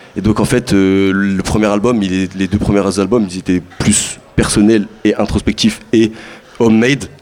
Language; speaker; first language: French; native; French